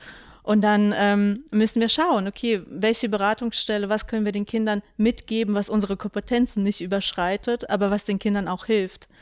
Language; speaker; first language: German; native; German